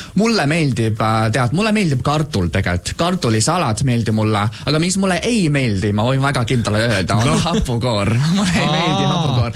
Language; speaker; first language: Estonian; non-native, fluent; Chinese